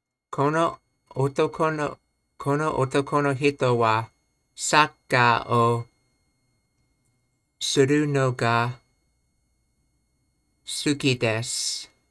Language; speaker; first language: Japanese; non-native, learner; English